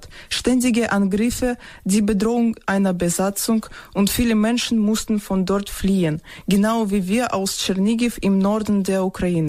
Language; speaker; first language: German; non-native, fluent; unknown